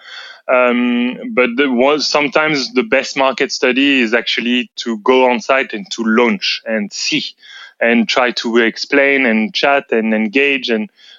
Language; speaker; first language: English; non-native, fluent; French